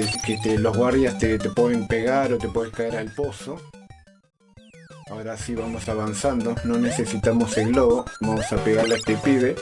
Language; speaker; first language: Spanish; native; Spanish